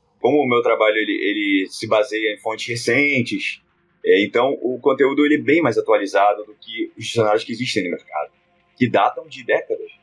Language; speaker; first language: Portuguese; native; Portuguese